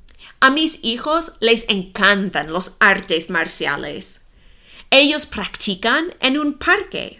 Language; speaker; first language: Spanish; non-native, fluent; English